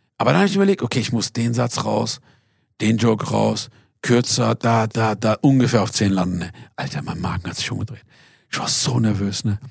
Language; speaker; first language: German; early bilingual, other home language; Persian